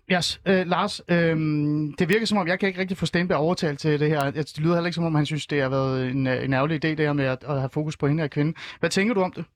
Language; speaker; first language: Danish; early bilingual, other home language; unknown